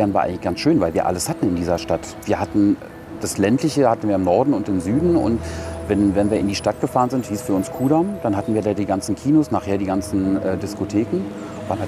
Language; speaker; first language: German; native; German